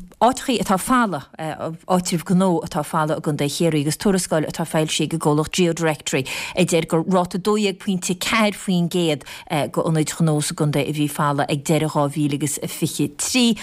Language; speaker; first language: Irish; native; Irish